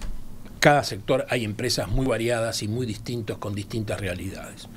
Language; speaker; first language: Spanish; native; Spanish